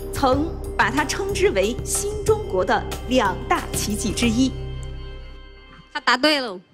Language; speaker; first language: Chinese; native; Chinese